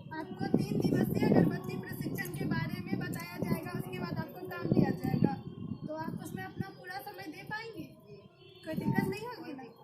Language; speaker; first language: Hindi; native; Hindi